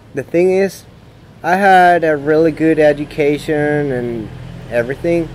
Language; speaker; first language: English; non-native, fluent; Spanish